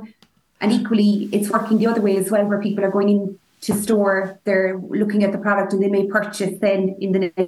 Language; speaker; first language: English; native; English